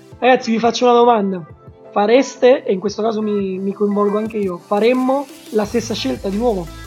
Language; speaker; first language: Italian; native; Italian